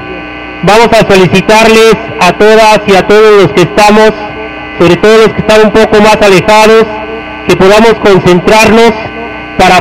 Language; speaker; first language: Spanish; native; Spanish